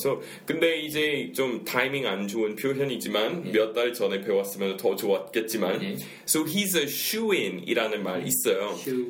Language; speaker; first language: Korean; non-native, fluent; English